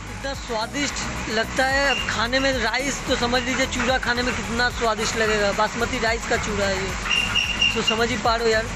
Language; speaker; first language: Hindi; non-native, local second language; Bangla